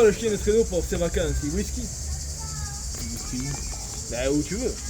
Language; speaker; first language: French; native; French